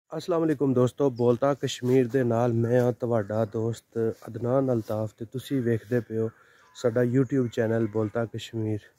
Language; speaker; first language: Punjabi; non-native, local second language; Pahari-Potwari